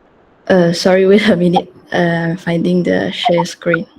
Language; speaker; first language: English; non-native, local second language; Malay